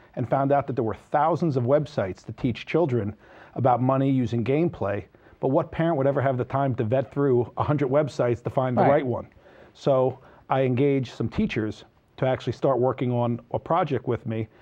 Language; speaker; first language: English; native; English